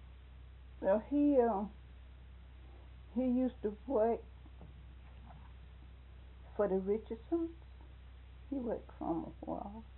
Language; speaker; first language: English; native; English